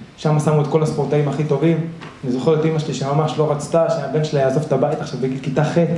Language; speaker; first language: Hebrew; early bilingual, other home language; Spanish